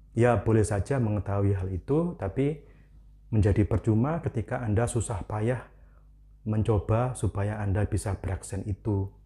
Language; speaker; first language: Indonesian; non-native, local second language; Javanese